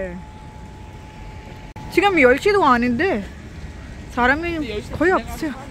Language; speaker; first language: Korean; non-native, learner; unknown